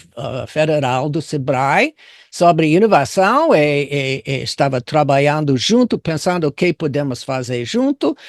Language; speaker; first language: Portuguese; non-native, fluent; English